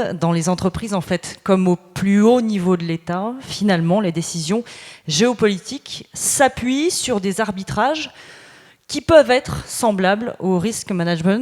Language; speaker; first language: French; native; French